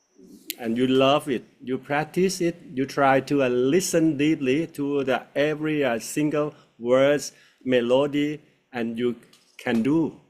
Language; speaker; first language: English; non-native, fluent; Thai